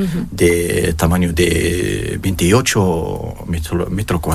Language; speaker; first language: Spanish; non-native, learner; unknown